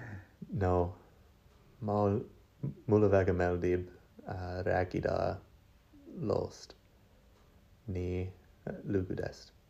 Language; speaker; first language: Estonian; non-native, learner; English